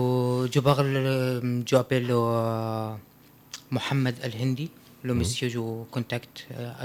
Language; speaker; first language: French; non-native, learner; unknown